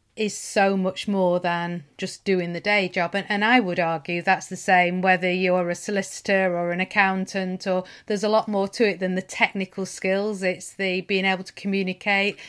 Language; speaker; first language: English; native; English